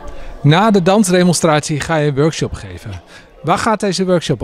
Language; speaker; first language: Dutch; native; Dutch